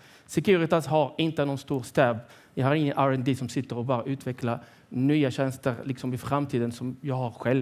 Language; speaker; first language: Swedish; non-native, fluent; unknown